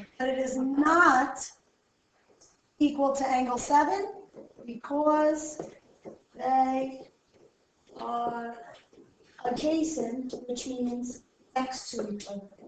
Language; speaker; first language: English; native; English